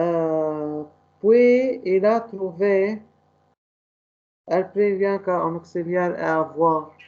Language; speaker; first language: French; non-native, learner; Arabic